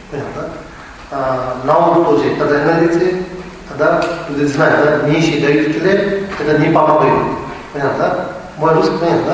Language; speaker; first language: Russian; non-native, learner; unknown